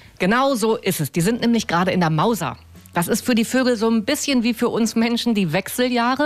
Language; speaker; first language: German; native; German